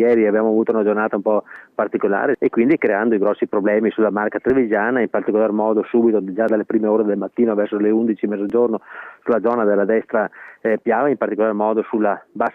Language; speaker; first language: Italian; native; Italian